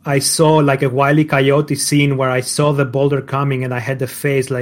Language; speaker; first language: English; non-native, fluent; Greek